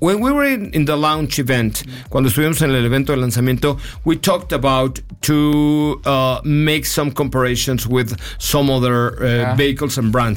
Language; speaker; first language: English; non-native, learner; Spanish